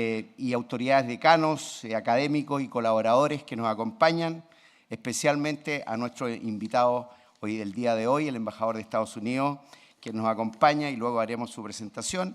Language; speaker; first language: Spanish; native; Spanish